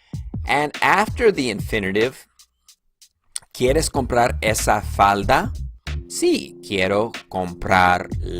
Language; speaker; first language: Spanish; non-native, fluent; English